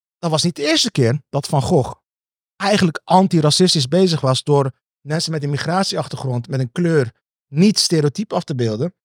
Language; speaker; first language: Dutch; early bilingual, other home language; Turkish